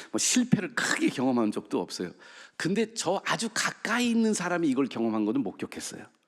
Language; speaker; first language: Korean; early bilingual, heritage; Korean